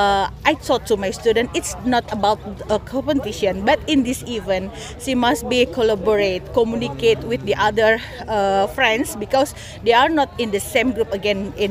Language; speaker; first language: English; non-native, learner; Indonesian